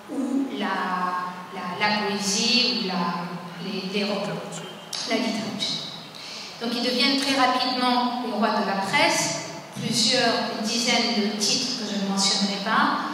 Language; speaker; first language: French; non-native, local second language; Arabic